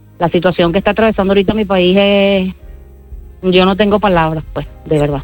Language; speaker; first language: Spanish; native; Spanish